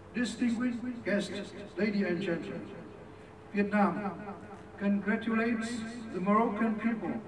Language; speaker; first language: English; non-native, fluent; Vietnamese